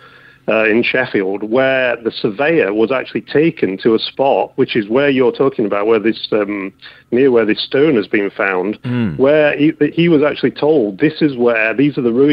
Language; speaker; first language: English; native; English